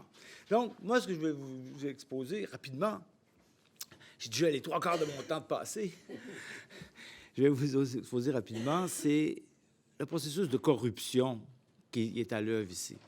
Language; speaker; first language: French; native; French